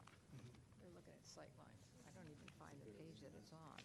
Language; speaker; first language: English; native; English